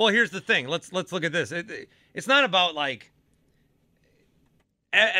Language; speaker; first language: English; native; English